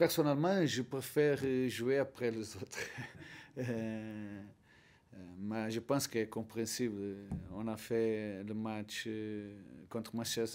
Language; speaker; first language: French; non-native, learner; Portuguese